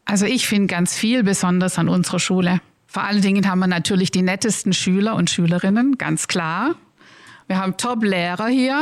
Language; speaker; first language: German; native; German